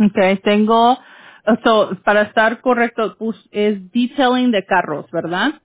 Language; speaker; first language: Spanish; early bilingual, heritage; Spanish